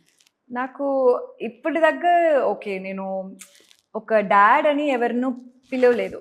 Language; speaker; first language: Telugu; non-native, local second language; Tamil